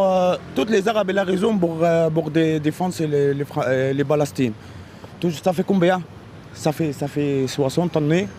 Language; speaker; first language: French; non-native, learner; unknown